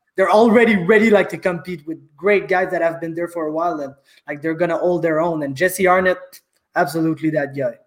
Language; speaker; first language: English; native; English